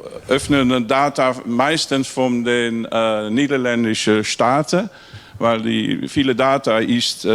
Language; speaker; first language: German; non-native, learner; Dutch